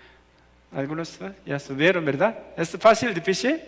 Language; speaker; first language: Spanish; non-native, fluent; Korean